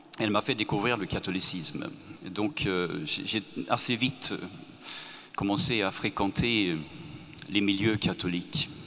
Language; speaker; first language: French; non-native, fluent; Swedish